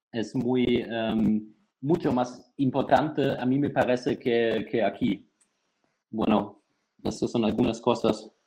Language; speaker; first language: Spanish; non-native, fluent; German